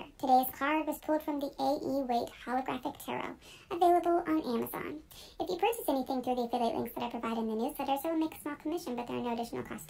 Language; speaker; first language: English; native; English